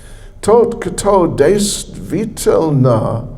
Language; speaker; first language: Russian; non-native, learner; English